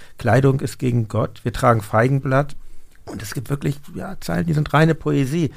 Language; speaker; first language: German; native; German